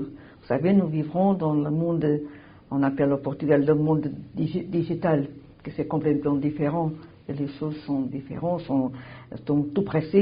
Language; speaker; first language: French; non-native, learner; Portuguese